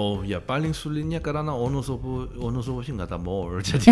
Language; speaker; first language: Indonesian; non-native, fluent; Korean